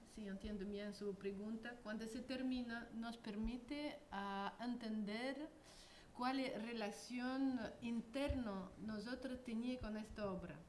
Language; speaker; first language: Spanish; non-native, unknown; Russian